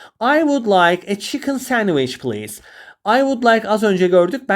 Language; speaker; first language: English; non-native, fluent; Turkish